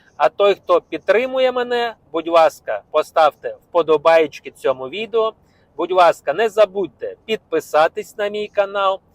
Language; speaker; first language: Ukrainian; non-native, local second language; Russian